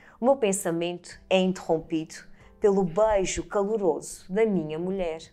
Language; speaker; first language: Portuguese; native; Portuguese